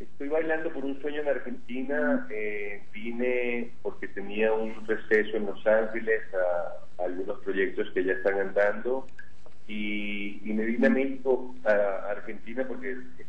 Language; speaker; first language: Spanish; native; Spanish